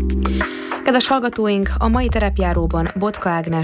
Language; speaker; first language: Hungarian; native; Hungarian